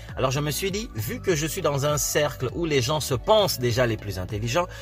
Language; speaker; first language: French; non-native, fluent; Lingala